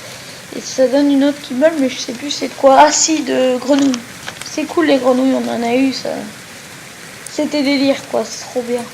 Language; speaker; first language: French; native; French